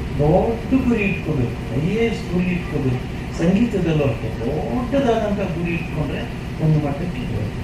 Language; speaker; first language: Kannada; non-native, local second language; Telugu